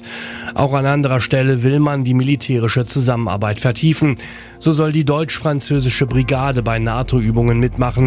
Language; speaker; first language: German; native; German